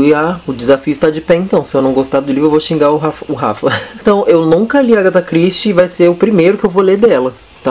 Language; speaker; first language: Portuguese; native; Portuguese